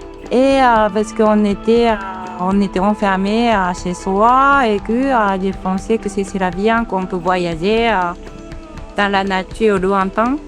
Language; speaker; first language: French; non-native, fluent; Japanese